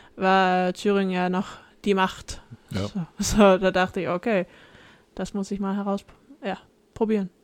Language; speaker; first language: German; early bilingual, heritage; Danish